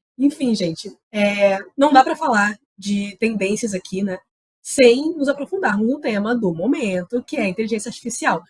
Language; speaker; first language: Portuguese; native; Portuguese